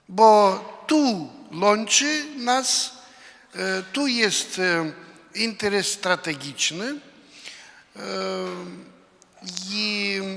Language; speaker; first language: Polish; non-native, fluent; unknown